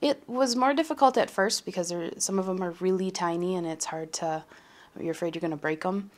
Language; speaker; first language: English; native; English